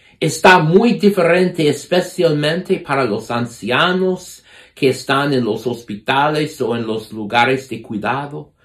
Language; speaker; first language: Spanish; non-native, fluent; English